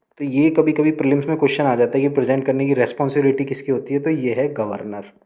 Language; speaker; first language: Hindi; native; Hindi